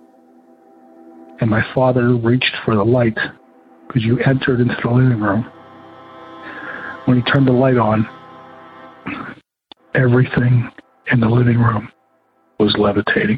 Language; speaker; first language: English; native; English